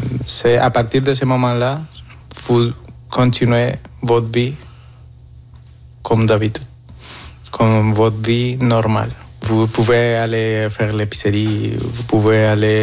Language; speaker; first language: French; non-native, fluent; Spanish